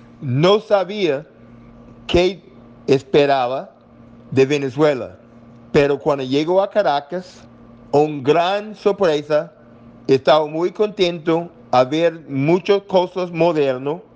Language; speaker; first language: Spanish; non-native, learner; English